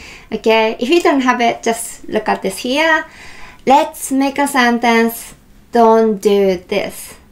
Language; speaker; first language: English; non-native, fluent; Japanese